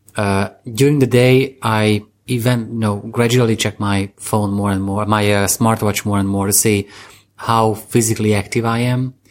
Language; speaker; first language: English; non-native, fluent; Hungarian